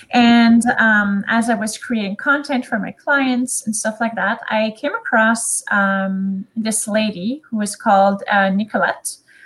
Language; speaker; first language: English; non-native, fluent; French